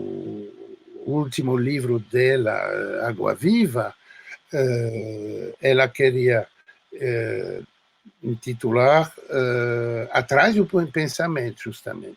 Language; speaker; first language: Portuguese; non-native, fluent; French